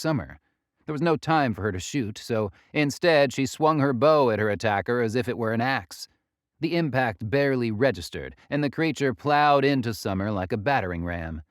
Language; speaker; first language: English; native; English